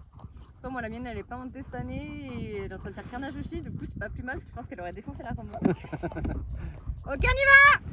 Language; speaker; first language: French; native; French